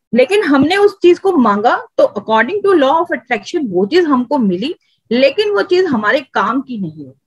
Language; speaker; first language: Hindi; native; Hindi